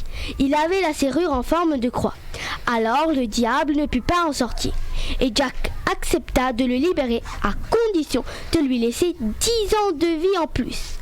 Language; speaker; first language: French; native; French